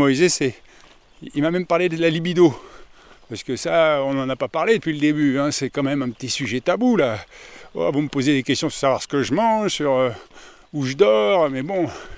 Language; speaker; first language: French; native; French